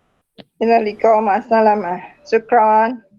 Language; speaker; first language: Arabic; non-native, learner; Indonesian